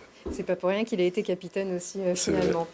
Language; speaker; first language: French; native; French